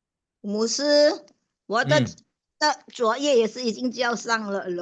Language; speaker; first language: Chinese; non-native, learner; Indonesian